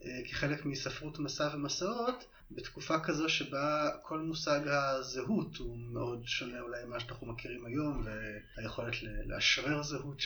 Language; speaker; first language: Hebrew; native; Hebrew